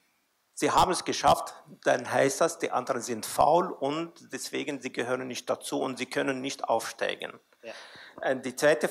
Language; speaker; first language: German; non-native, fluent; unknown